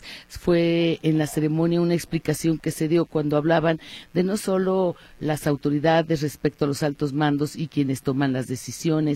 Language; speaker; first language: Spanish; native; Spanish